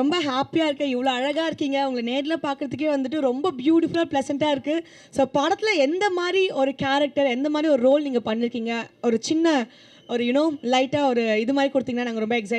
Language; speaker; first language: Tamil; native; Tamil